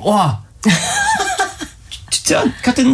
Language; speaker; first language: Korean; non-native, learner; German